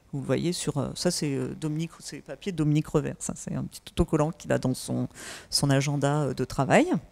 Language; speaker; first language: French; native; French